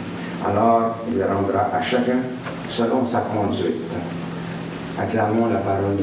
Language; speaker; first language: French; native; French